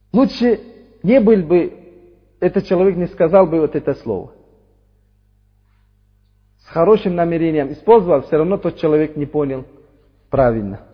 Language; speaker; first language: Russian; non-native, fluent; Uzbek